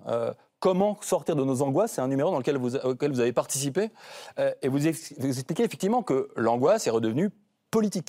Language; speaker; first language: French; native; French